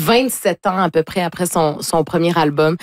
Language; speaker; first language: French; native; French